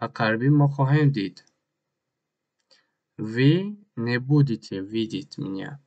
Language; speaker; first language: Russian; non-native, learner; Tajik